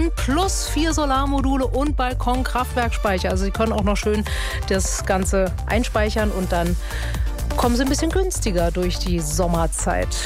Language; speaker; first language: German; native; German